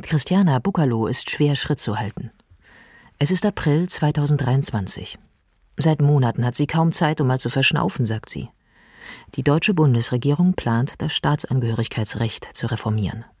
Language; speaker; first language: German; native; German